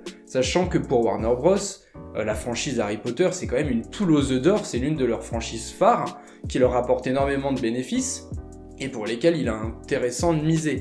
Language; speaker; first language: French; native; French